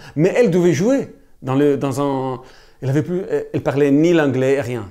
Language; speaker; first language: French; non-native, fluent; Italian